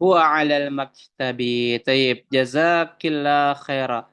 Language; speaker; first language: Arabic; non-native, fluent; Indonesian